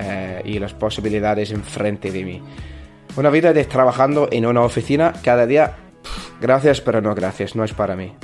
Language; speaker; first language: Spanish; non-native, learner; English